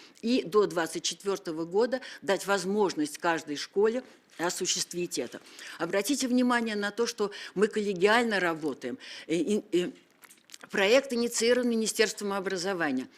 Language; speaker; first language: Russian; native; Russian